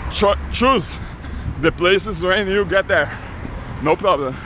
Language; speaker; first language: English; non-native, learner; Portuguese